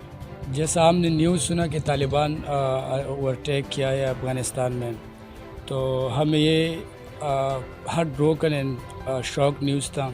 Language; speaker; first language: Hindi; non-native, fluent; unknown